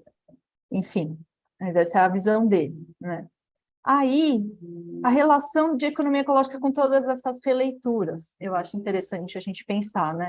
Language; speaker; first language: Portuguese; native; Portuguese